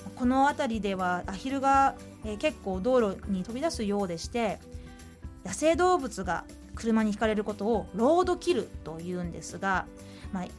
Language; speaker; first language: Japanese; native; Japanese